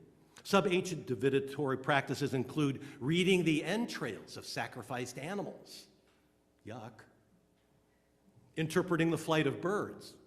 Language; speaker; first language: English; native; English